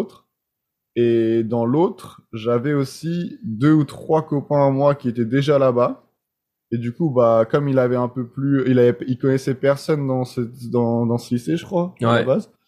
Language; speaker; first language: French; native; French